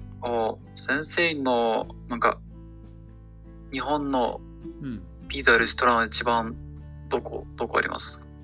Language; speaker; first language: Japanese; non-native, learner; Ukrainian